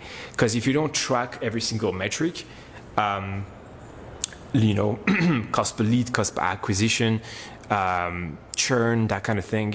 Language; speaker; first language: English; non-native, fluent; French